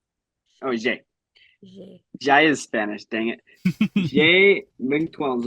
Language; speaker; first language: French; non-native, learner; English